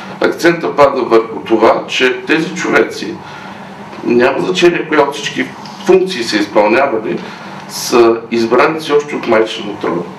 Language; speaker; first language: Bulgarian; native; Bulgarian